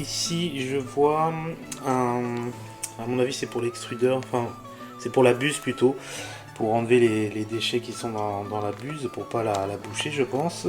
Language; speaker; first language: French; native; French